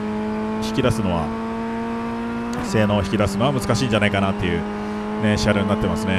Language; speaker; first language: Japanese; native; Japanese